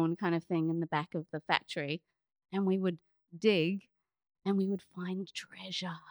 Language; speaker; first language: English; native; English